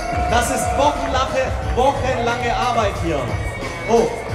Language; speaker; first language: German; native; German